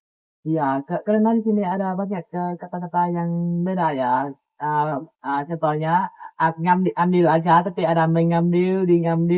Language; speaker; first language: Indonesian; non-native, learner; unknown